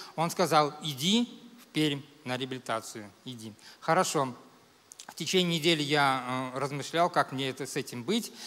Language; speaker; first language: Russian; native; Russian